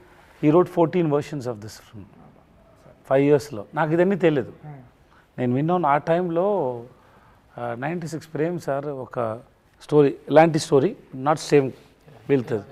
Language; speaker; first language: Telugu; non-native, learner; Tamil